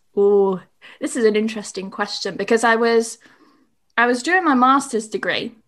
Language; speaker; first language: English; native; English